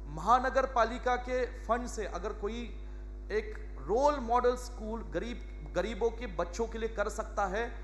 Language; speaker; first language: Hindi; non-native, local second language; Marathi